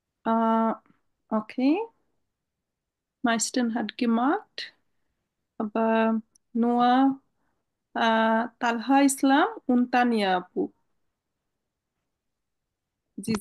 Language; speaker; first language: German; non-native, fluent; Bangla